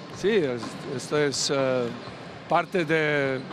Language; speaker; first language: Spanish; non-native, learner; Serbian